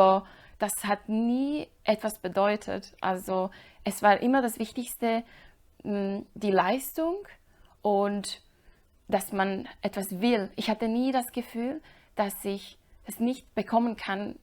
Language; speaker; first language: German; non-native, fluent; Slovak